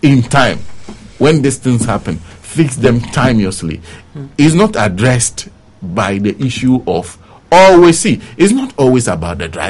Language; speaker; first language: English; non-native, local second language; Ewe